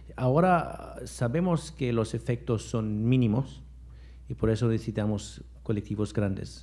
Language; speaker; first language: Spanish; non-native, fluent; German